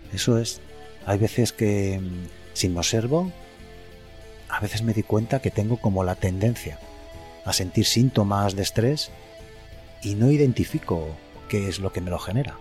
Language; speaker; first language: Spanish; native; Spanish